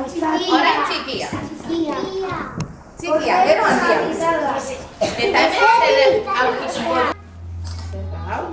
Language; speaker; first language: Basque; non-native, local second language; Spanish